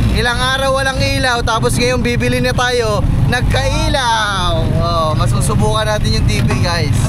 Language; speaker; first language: Filipino; native; Filipino